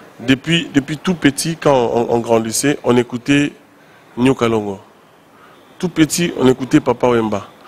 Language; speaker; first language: French; non-native, local second language; Lingala